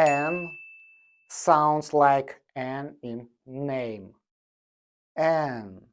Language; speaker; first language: English; non-native, fluent; Russian